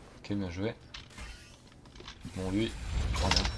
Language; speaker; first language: French; native; French